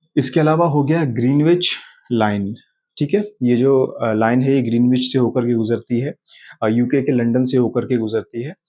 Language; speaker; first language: Hindi; native; Hindi